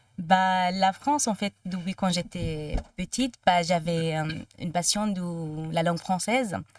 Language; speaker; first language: French; non-native, fluent; Arabic